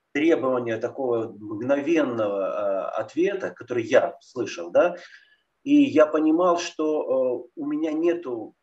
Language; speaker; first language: Russian; native; Russian